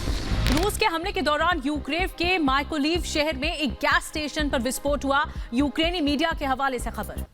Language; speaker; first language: Hindi; native; Hindi